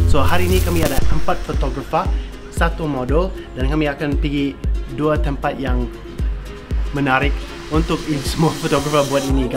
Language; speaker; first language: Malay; non-native, fluent; English